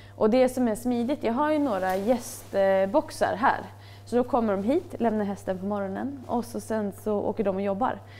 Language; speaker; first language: Swedish; native; Swedish